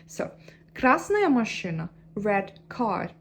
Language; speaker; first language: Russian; non-native, fluent; Turkish